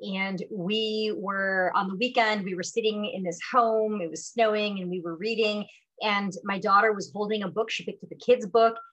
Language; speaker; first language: English; early bilingual, other home language; Hindi